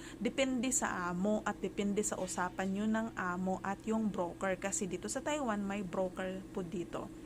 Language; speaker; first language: Filipino; non-native, local second language; Cebuano